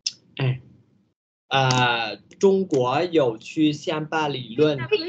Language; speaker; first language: Chinese; non-native, learner; Vietnamese